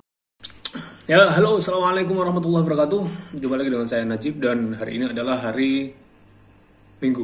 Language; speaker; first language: Indonesian; non-native, local second language; Javanese